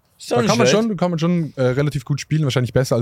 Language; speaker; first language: German; native; German